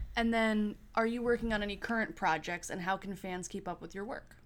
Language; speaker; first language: English; native; English